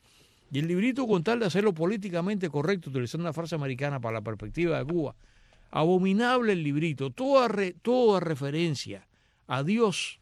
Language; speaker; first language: Spanish; native; Spanish